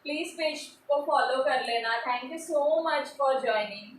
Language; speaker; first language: Hindi; non-native, local second language; Marathi